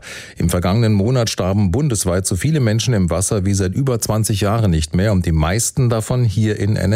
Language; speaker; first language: German; native; German